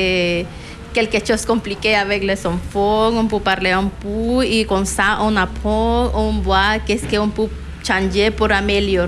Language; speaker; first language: French; non-native, learner; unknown